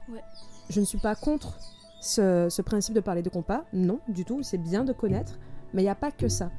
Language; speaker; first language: French; native; French